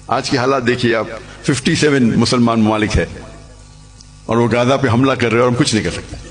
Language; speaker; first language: Urdu; non-native, local second language; Hindi